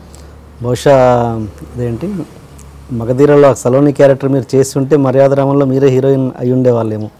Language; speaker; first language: Telugu; native; Telugu